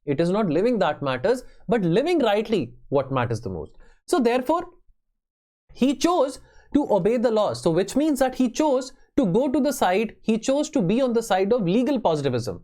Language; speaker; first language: English; non-native, local second language; Hindi